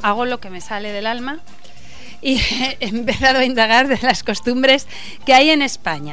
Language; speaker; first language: Spanish; native; Spanish